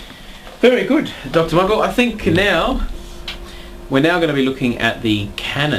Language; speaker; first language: English; native; English